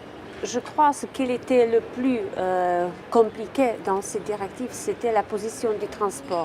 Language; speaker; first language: French; non-native, fluent; Czech